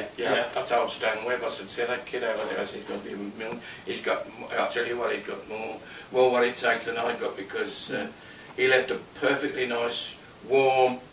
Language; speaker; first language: English; native; English